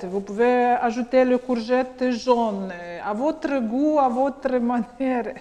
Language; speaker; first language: French; non-native, learner; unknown